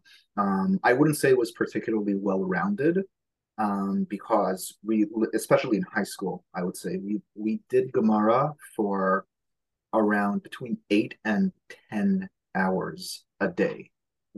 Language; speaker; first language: English; early bilingual, other home language; Hebrew